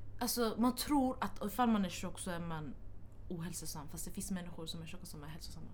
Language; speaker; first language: Swedish; early bilingual, other home language; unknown